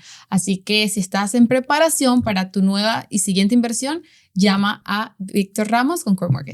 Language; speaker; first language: Spanish; native; Spanish